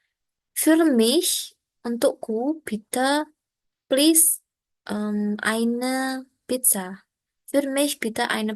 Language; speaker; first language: German; non-native, learner; Indonesian